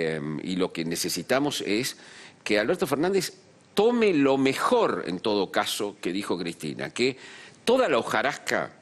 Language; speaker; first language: Spanish; native; Spanish